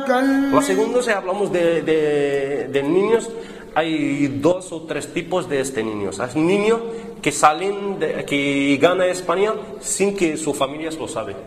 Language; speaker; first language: Spanish; non-native, learner; Arabic